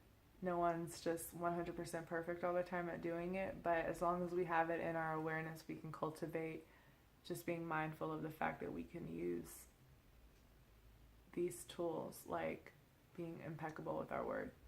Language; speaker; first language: English; native; English